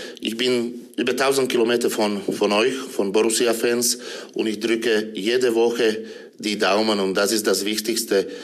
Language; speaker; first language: German; non-native, fluent; Slovak